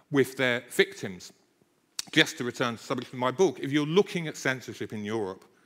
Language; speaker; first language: English; native; English